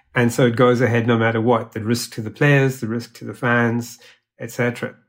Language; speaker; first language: English; native; English